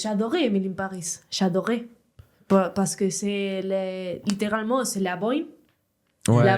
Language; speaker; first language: French; non-native, learner; Spanish